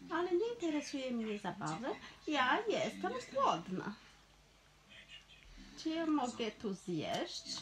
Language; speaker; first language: Polish; non-native, fluent; Portuguese